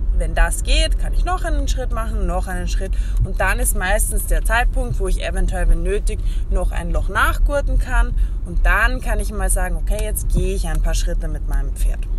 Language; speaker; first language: German; native; German